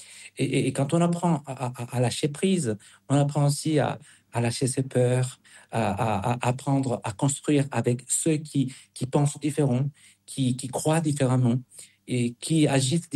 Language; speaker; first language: French; non-native, fluent; Spanish